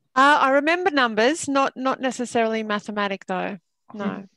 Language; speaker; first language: English; native; English